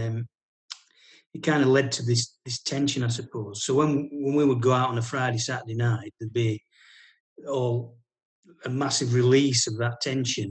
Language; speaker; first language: English; native; English